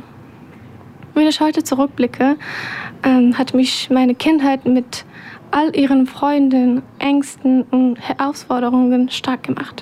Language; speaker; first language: German; non-native, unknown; Persian